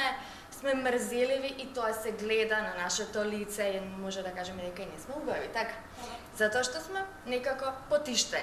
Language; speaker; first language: Macedonian; native; Macedonian